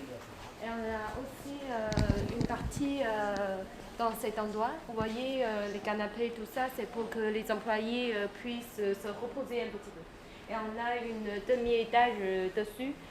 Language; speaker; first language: French; non-native, fluent; Chinese